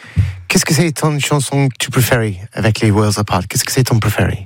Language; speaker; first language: French; non-native, learner; English